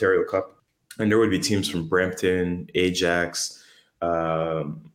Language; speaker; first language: English; native; English